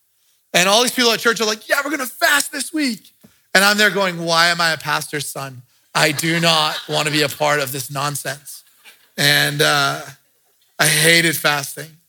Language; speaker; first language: English; native; English